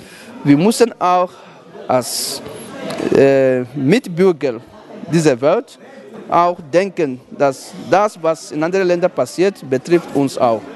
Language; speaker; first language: German; non-native, fluent; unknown